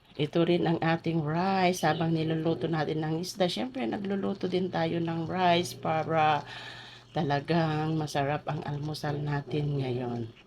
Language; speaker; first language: Filipino; non-native, local second language; Iloko